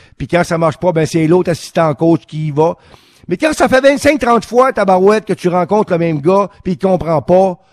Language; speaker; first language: French; native; French